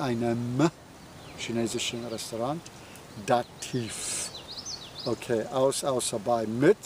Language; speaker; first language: German; non-native, fluent; English